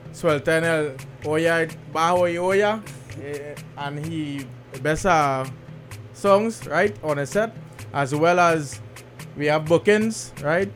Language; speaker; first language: English; native; English